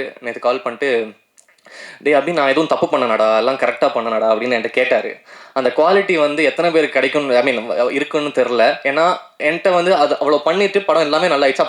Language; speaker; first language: Tamil; native; Tamil